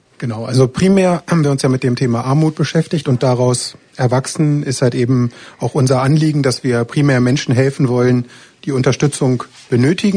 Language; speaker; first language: German; native; German